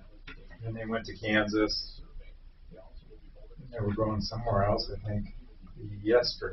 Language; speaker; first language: English; native; English